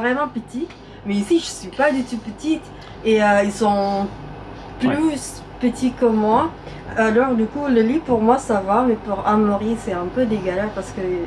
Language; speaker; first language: French; non-native, fluent; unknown